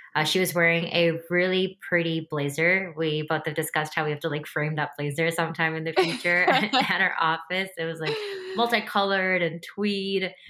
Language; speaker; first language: English; native; English